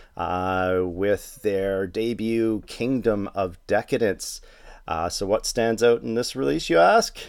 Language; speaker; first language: English; native; English